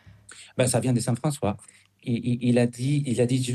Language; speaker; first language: French; non-native, fluent; Spanish